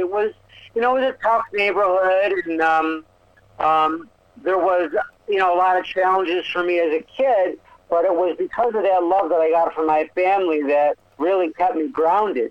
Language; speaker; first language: English; native; English